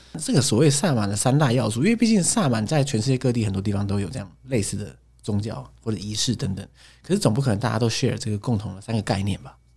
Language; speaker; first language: Chinese; native; Chinese